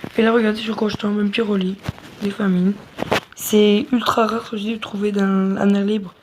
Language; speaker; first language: French; native; French